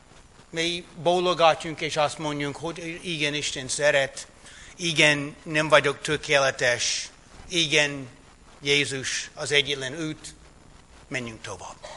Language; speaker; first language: Hungarian; non-native, fluent; English